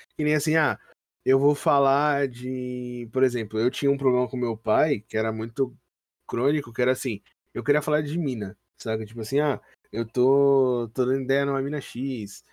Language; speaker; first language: Portuguese; native; Portuguese